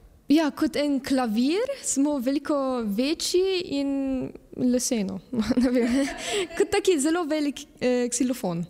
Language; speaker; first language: Slovenian; early bilingual, heritage; Slovenian